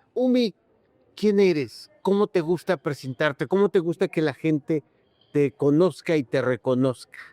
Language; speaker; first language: Spanish; native; Spanish